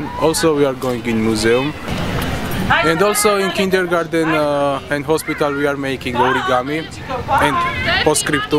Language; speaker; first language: English; non-native, learner; Georgian